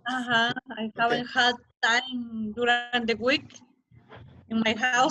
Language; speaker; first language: English; non-native, learner; Spanish